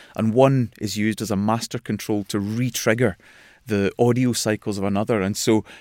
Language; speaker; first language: English; native; English